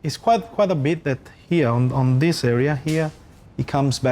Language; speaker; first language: English; non-native, fluent; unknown